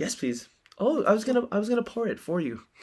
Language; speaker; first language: English; native; English